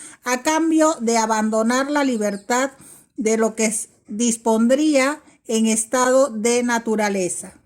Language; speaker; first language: Spanish; native; Spanish